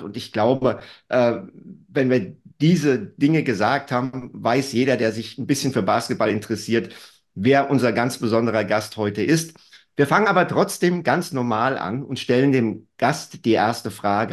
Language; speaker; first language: German; native; German